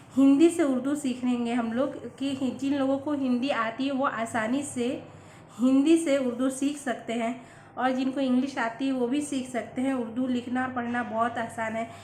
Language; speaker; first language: Hindi; native; Hindi